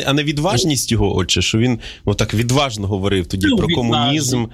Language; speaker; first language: Ukrainian; native; Ukrainian